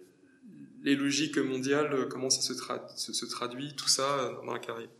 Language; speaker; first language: French; native; French